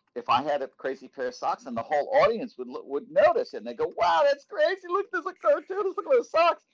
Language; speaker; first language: English; native; English